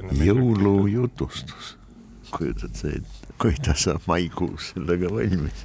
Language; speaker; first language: Estonian; non-native, local second language; Russian